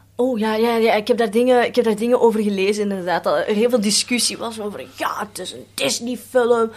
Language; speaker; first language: Dutch; early bilingual, other home language; Cantonese